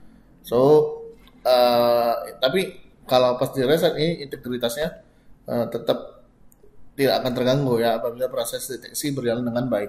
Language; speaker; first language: Indonesian; native; Indonesian